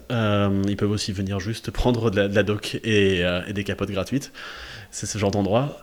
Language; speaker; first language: French; native; French